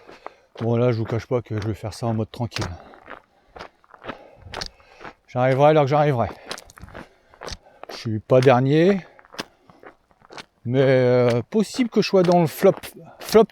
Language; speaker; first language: French; native; French